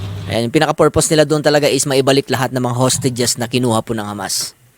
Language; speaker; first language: Filipino; native; Filipino